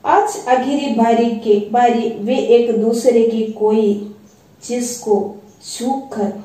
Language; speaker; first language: Hindi; non-native, local second language; Malayalam